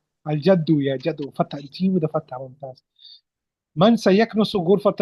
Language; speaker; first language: Arabic; non-native, fluent; English